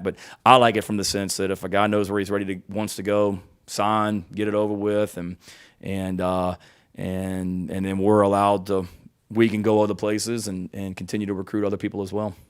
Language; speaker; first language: English; native; English